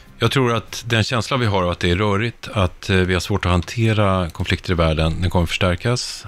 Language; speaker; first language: Swedish; native; Swedish